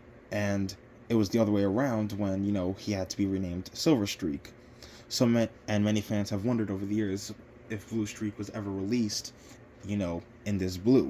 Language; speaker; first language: English; native; English